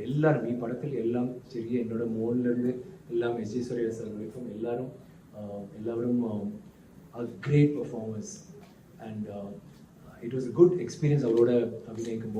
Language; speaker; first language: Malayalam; non-native, learner; Tamil